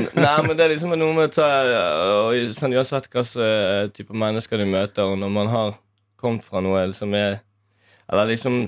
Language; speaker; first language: Norwegian; native; Norwegian